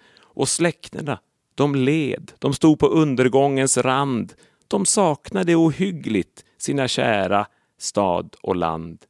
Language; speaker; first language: Swedish; native; Swedish